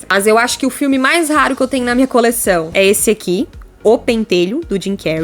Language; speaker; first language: Portuguese; native; Portuguese